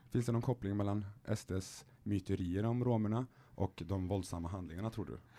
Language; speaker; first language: Swedish; early bilingual, other home language; Arabic